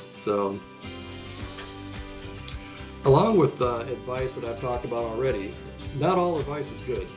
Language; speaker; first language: English; native; English